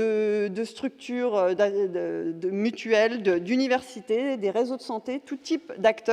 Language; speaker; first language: French; native; French